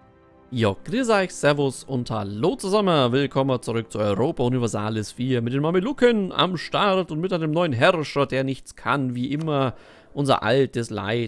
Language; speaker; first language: German; native; German